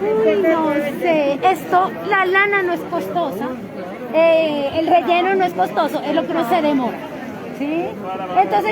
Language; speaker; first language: Spanish; native; Spanish